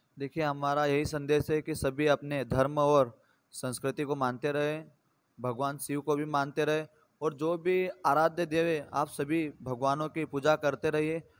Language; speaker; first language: Hindi; native; Hindi